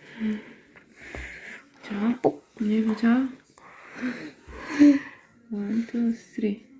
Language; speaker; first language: Korean; non-native, fluent; Spanish